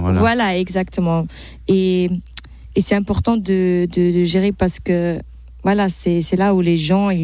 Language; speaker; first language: French; non-native, local second language; German